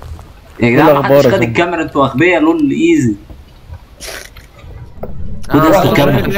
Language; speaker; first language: Arabic; native; Arabic